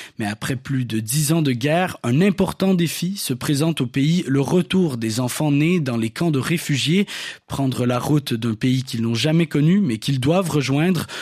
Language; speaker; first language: French; native; French